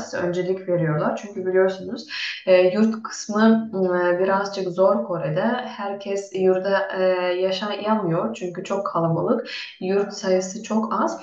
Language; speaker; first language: Turkish; non-native, fluent; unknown